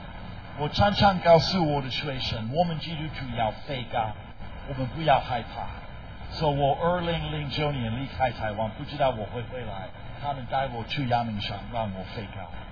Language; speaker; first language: Chinese; non-native, fluent; English